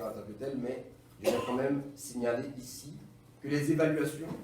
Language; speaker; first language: French; non-native, local second language; Haitian Creole